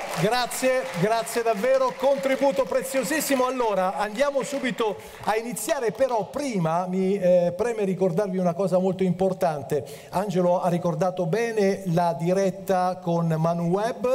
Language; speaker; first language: Italian; native; Italian